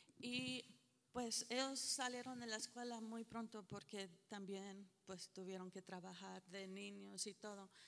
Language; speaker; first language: Spanish; early bilingual, heritage; Spanish